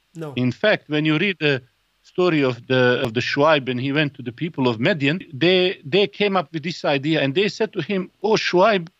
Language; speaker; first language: English; non-native, fluent; Bosnian